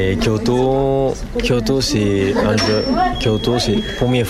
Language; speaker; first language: French; non-native, learner; Japanese